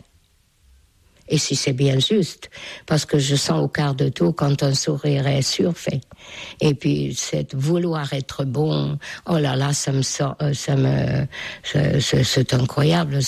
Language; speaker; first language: French; non-native, fluent; Hungarian